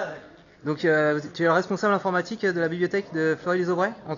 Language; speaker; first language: French; native; French